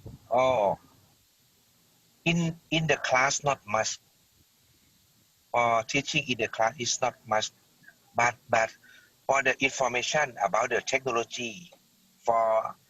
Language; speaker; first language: English; non-native, learner; Thai